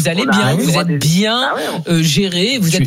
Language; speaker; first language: French; native; French